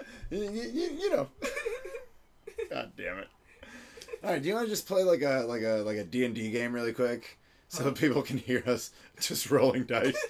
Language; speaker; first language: English; early bilingual, other home language; Spanish